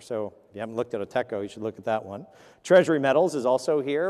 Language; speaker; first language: English; native; English